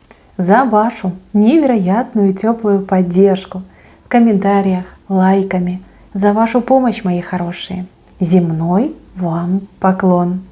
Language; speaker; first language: Russian; native; Russian